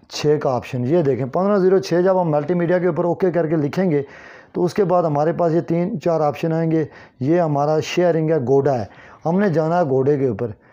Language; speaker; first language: Urdu; non-native, local second language; Kashmiri